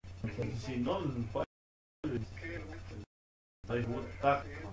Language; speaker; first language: Estonian; non-native, learner; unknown